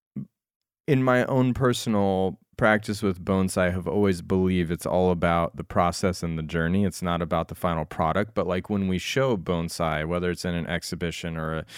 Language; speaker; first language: English; native; English